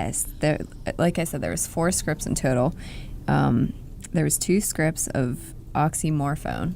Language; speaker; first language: English; native; English